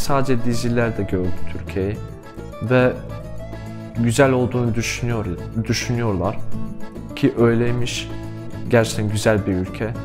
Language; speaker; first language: Turkish; non-native, fluent; Bosnian